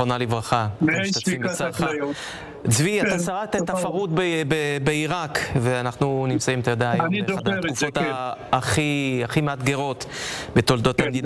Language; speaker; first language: Hebrew; native; Hebrew